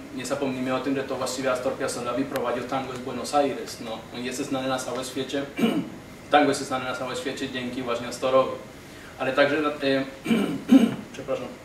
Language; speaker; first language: Polish; non-native, fluent; Spanish